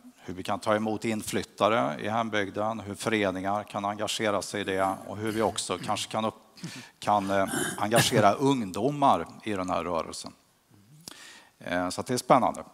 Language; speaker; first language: Swedish; native; Swedish